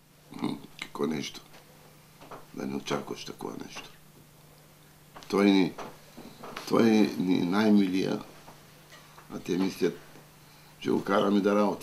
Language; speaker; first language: Bulgarian; non-native, local second language; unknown